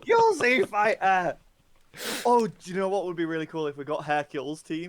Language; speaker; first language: English; native; English